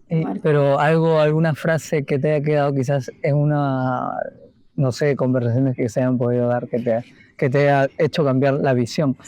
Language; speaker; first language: Spanish; native; Spanish